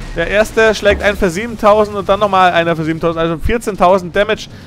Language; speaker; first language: German; native; German